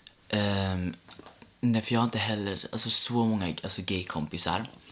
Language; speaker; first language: Swedish; native; Swedish